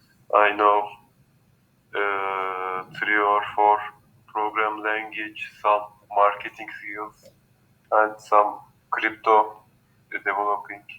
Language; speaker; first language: English; non-native, learner; Turkish